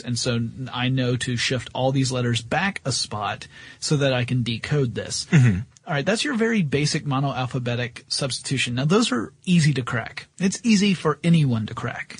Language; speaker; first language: English; native; English